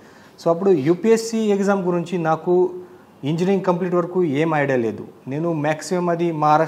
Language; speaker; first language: Telugu; non-native, learner; Marathi